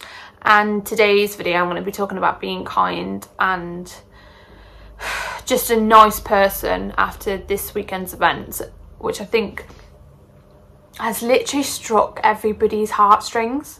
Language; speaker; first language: English; native; English